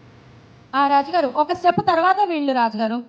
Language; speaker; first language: Telugu; native; Telugu